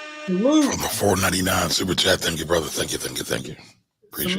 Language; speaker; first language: English; native; English